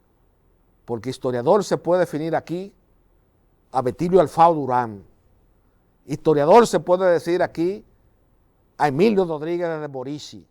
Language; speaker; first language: Spanish; native; Spanish